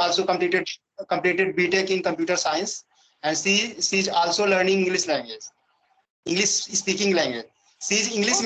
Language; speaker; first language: English; non-native, learner; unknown